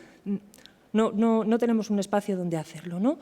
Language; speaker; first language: Spanish; native; Spanish